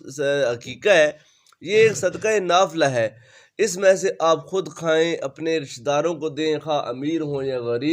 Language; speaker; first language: Urdu; native; Urdu